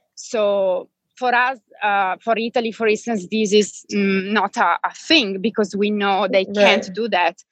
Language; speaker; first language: English; non-native, fluent; Italian